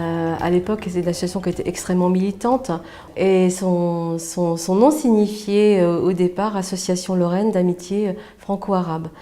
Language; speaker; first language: French; native; French